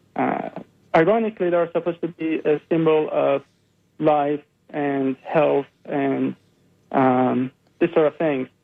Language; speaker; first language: English; non-native, fluent; Persian